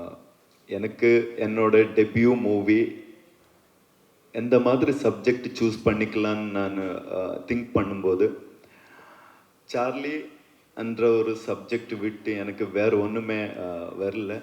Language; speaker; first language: Tamil; non-native, learner; Kannada